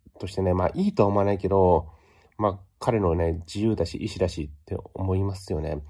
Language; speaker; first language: Japanese; native; Japanese